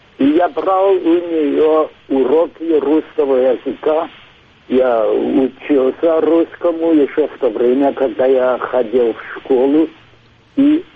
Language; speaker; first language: Russian; non-native, fluent; German